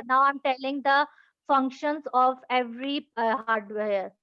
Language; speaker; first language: English; non-native, local second language; Urdu